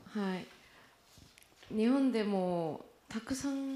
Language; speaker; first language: Japanese; non-native, learner; Korean